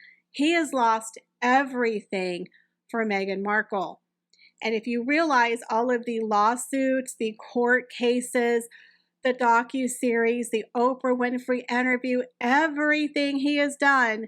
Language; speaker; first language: English; native; English